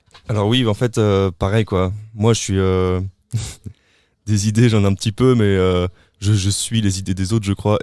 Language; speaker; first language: French; native; French